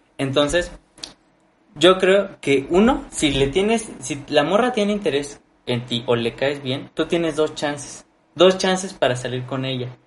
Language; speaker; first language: Spanish; native; Spanish